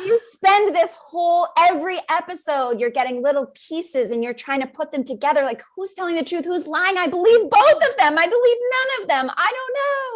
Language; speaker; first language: English; native; English